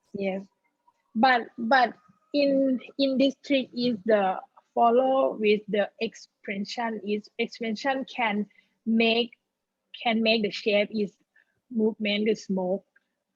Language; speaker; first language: English; non-native, learner; Thai